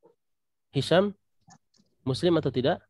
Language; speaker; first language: Indonesian; native; Indonesian